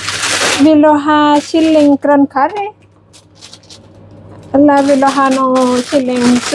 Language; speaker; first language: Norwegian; non-native, learner; Thai